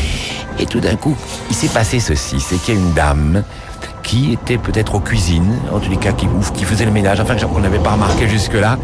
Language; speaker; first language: French; native; French